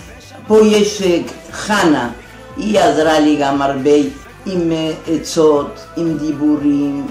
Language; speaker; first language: Hebrew; non-native, fluent; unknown